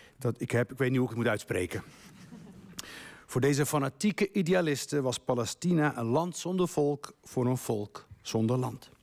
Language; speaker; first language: Dutch; early bilingual, other home language; Riffian